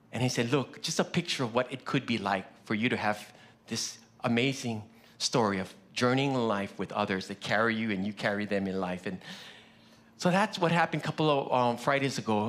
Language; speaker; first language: English; early bilingual, other home language; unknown